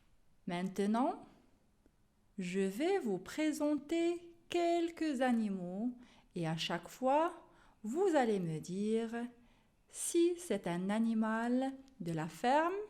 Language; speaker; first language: French; non-native, local second language; Arabic